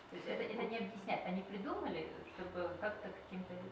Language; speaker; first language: Russian; native; Russian